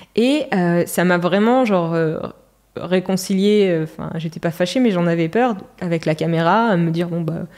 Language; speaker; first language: French; native; French